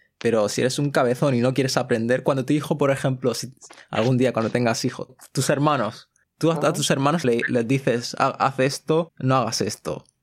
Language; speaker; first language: Spanish; early bilingual, other home language; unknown